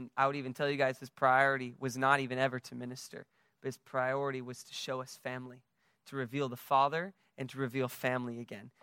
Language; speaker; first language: English; native; English